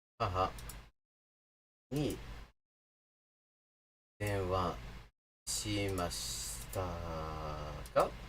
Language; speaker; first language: Japanese; non-native, learner; English